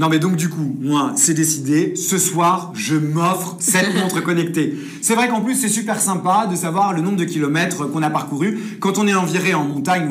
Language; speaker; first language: French; native; French